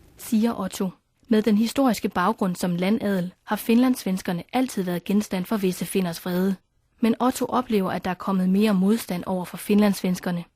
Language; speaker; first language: Danish; native; Danish